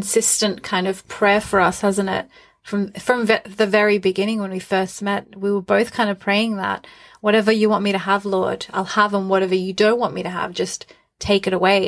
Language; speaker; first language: English; native; English